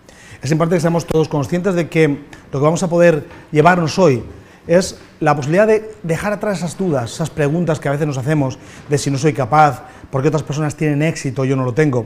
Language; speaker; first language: Spanish; native; Spanish